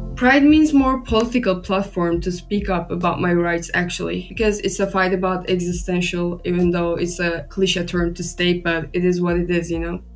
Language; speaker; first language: English; non-native, fluent; Turkish